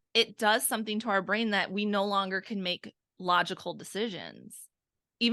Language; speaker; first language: English; native; English